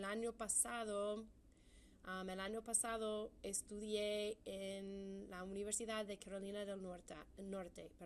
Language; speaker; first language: Spanish; non-native, fluent; English